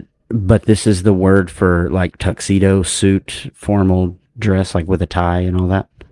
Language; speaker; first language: English; native; English